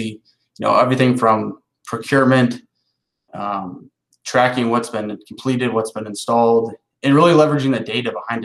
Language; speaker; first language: English; native; English